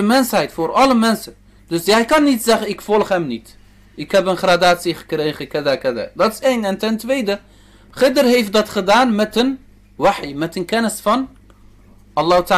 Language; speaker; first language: Dutch; early bilingual, other home language; Turkish